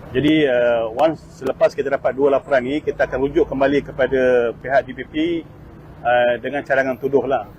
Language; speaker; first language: Malay; native; Malay